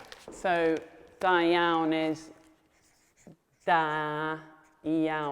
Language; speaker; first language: Welsh; non-native, local second language; English